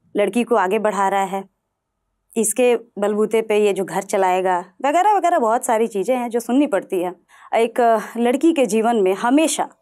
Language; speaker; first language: Hindi; non-native, local second language; Bhojpuri